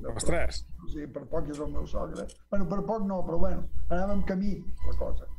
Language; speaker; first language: Catalan; early bilingual, heritage; Catalan